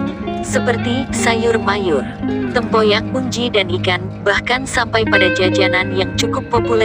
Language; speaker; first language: Indonesian; native; Indonesian